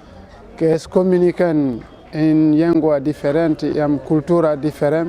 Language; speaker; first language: Catalan; non-native, fluent; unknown